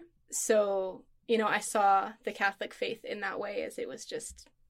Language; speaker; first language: English; native; English